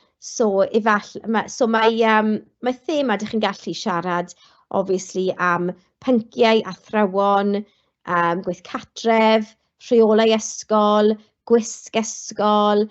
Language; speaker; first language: Welsh; non-native, local second language; English